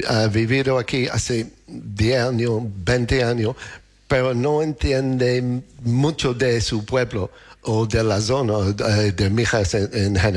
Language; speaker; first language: Spanish; non-native, learner; English